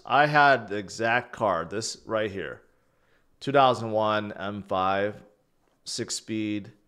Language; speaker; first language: English; native; English